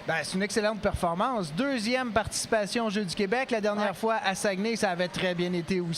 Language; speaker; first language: French; native; French